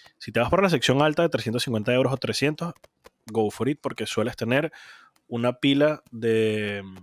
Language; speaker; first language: Spanish; native; Spanish